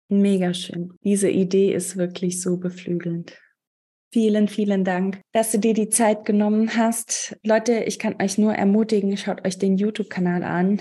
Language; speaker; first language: German; native; German